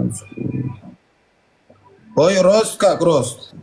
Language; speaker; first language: Russian; non-native, learner; Turkmen